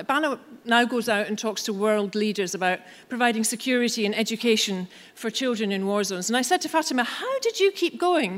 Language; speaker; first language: English; native; English